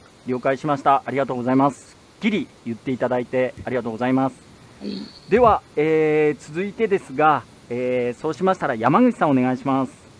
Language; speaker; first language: Japanese; native; Japanese